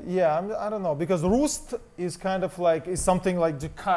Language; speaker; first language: English; non-native, learner; Russian